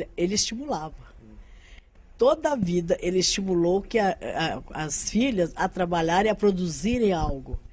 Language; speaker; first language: Portuguese; early bilingual, other home language; Arabic